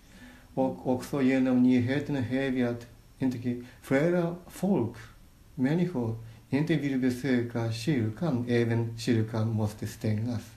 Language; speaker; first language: Swedish; non-native, fluent; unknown